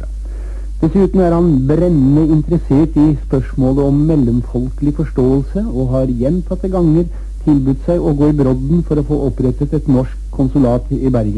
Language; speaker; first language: Norwegian; native; Norwegian